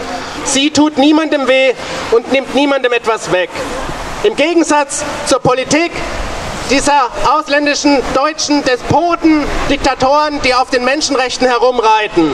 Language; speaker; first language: German; native; German